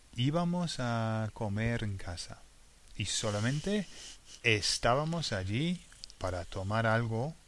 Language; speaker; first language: Spanish; non-native, fluent; English